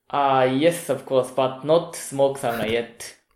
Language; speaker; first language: English; non-native, fluent; Japanese